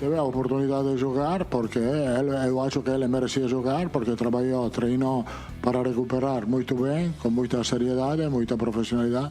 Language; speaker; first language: Portuguese; non-native, fluent; Italian